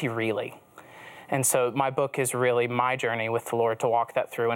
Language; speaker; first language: English; native; English